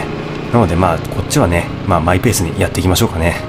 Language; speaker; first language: Japanese; native; Japanese